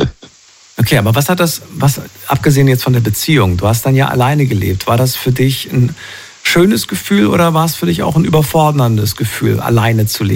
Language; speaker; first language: German; native; German